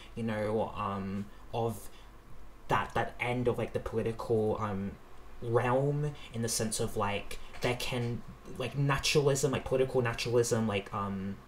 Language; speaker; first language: English; native; English